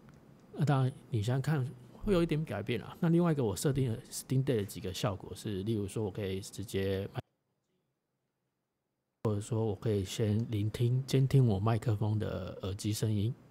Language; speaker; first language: Chinese; native; Chinese